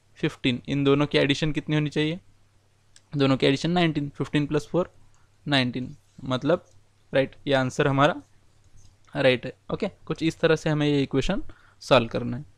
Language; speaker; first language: Hindi; non-native, local second language; Marathi